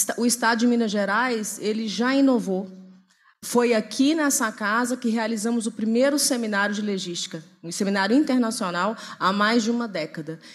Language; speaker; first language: Portuguese; native; Portuguese